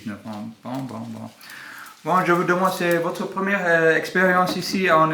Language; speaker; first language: French; non-native, learner; English